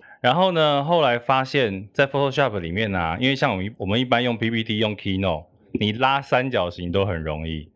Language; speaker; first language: Chinese; native; Chinese